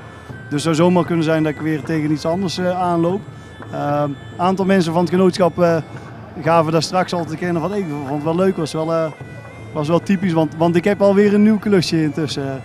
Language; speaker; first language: Dutch; native; Dutch